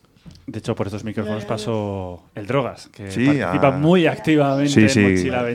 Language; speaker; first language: Spanish; native; Spanish